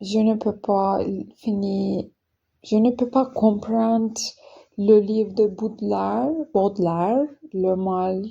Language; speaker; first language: French; non-native, learner; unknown